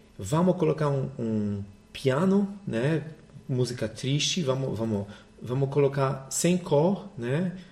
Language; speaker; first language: Portuguese; non-native, fluent; Polish